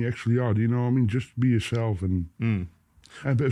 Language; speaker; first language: English; non-native, fluent; Dutch